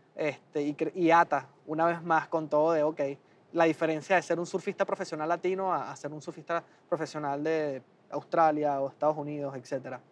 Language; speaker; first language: Spanish; native; Spanish